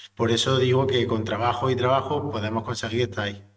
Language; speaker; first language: Spanish; native; Spanish